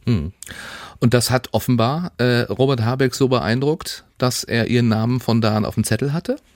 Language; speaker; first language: German; native; German